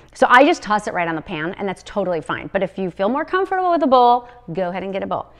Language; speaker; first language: English; native; English